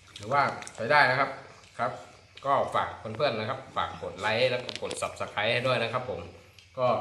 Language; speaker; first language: Thai; non-native, local second language; Northeastern Thai